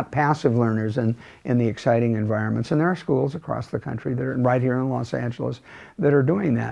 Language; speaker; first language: English; native; English